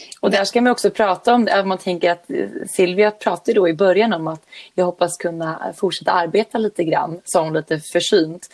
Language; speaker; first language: Swedish; native; Swedish